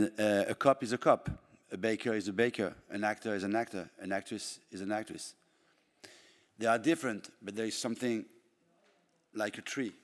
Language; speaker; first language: English; non-native, fluent; French